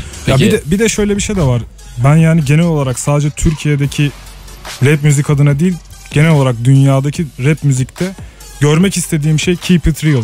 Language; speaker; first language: Turkish; native; Turkish